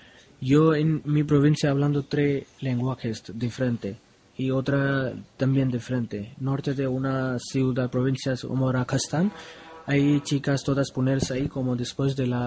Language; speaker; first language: Spanish; non-native, learner; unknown